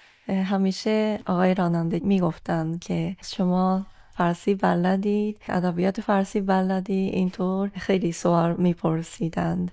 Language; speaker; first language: Persian; non-native, fluent; Japanese